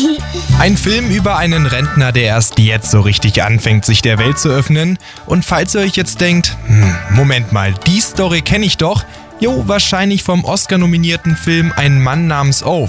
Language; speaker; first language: German; native; German